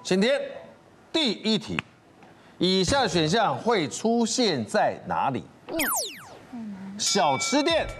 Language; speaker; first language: Chinese; native; Chinese